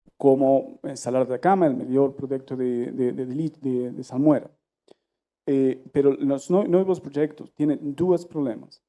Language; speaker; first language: Spanish; non-native, learner; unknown